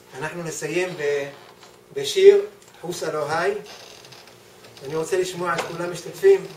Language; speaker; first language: Hebrew; native; Hebrew